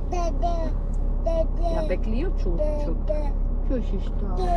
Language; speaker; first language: Turkish; non-native, learner; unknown